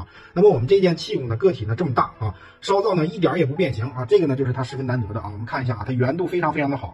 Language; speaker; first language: Chinese; native; Chinese